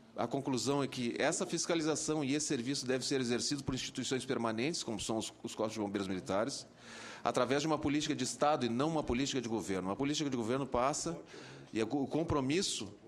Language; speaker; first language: Portuguese; native; Portuguese